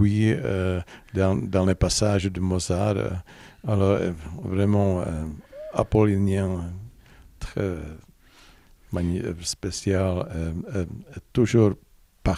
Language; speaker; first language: French; non-native, learner; Czech